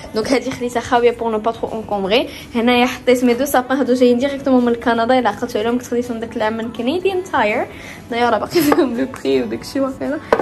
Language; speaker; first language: Arabic; early bilingual, other home language; French